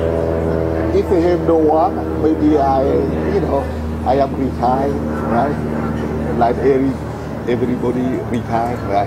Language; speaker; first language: English; non-native, learner; Vietnamese